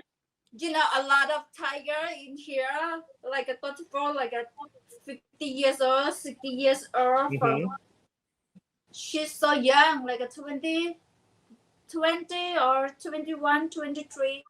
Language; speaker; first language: English; non-native, learner; Thai